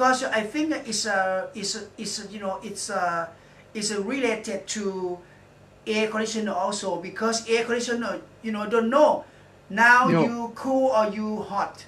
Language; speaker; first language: English; non-native, learner; Thai